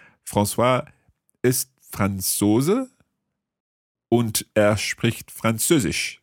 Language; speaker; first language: German; non-native, learner; English